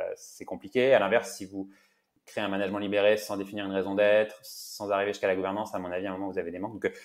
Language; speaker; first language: French; native; French